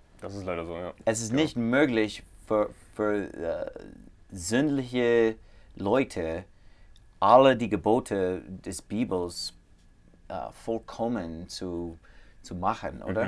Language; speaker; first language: German; non-native, learner; English